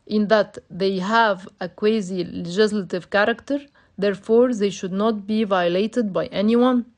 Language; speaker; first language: English; non-native, fluent; Arabic